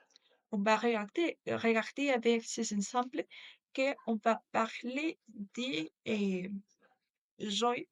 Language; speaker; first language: French; non-native, learner; Spanish